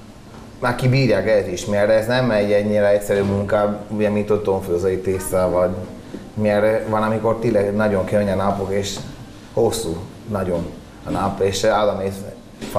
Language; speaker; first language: Hungarian; non-native, learner; Italian